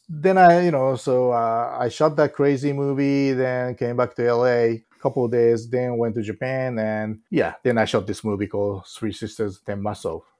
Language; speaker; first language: English; non-native, fluent; Japanese